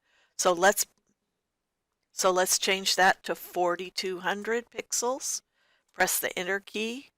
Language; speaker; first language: English; native; English